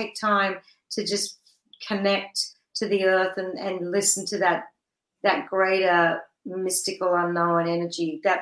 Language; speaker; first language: English; native; English